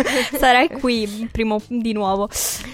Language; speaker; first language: Italian; native; Italian